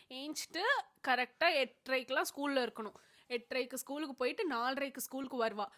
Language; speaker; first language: Tamil; non-native, local second language; Telugu